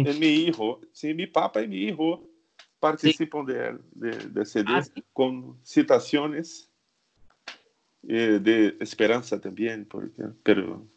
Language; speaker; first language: Spanish; non-native, learner; Portuguese